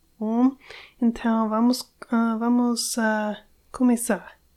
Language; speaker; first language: Portuguese; non-native, learner; English